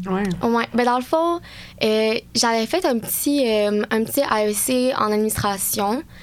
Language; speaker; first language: French; native; French